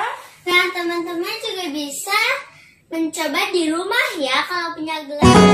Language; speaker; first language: Indonesian; native; Indonesian